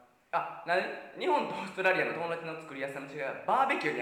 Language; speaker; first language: Japanese; native; Japanese